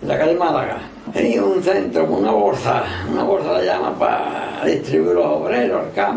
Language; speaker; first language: Spanish; native; Spanish